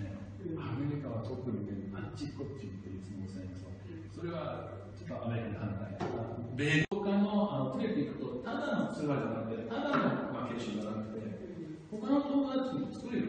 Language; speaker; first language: Japanese; non-native, fluent; English